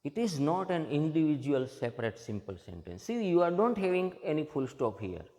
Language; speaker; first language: English; non-native, local second language; Gujarati